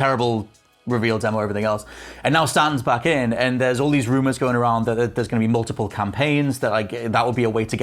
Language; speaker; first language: English; native; English